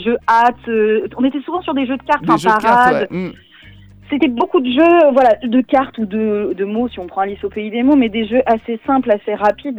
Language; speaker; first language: French; native; French